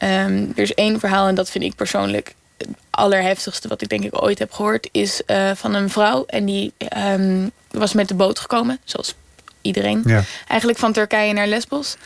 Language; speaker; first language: Dutch; native; Dutch